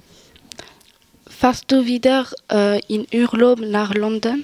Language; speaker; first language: German; non-native, local second language; French